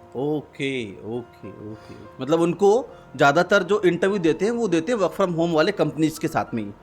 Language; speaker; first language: Hindi; native; Hindi